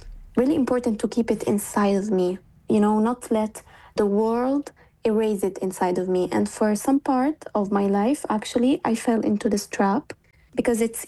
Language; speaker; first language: English; non-native, fluent; Italian